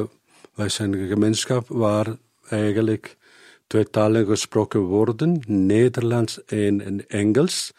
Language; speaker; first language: Dutch; non-native, learner; Spanish